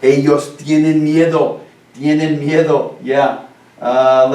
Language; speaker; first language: Spanish; non-native, fluent; English